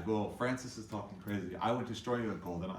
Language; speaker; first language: English; native; English